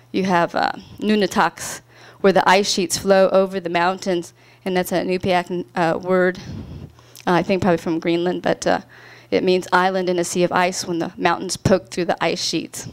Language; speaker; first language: English; native; English